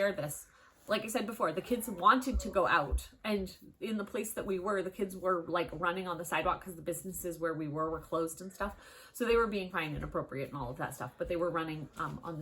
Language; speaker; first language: English; native; English